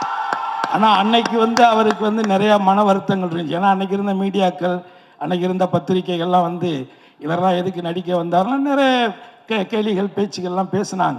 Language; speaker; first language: Tamil; native; Tamil